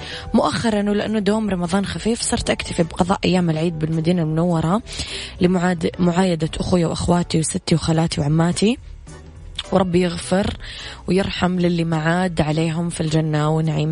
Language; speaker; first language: Arabic; native; Arabic